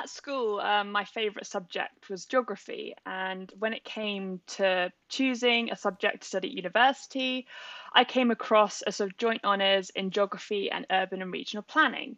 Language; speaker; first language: English; native; English